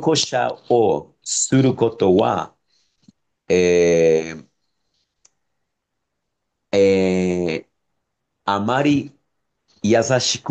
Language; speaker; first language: Japanese; non-native, learner; Spanish